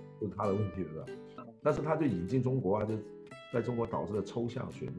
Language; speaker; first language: Chinese; non-native, local second language; Cantonese